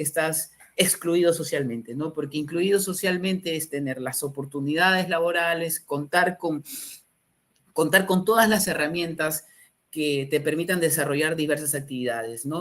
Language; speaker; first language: Spanish; native; Spanish